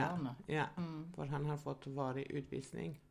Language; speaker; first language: Norwegian; non-native, fluent; Albanian